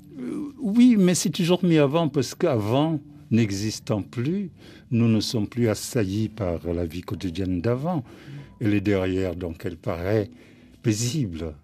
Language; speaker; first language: French; non-native, local second language; Wolof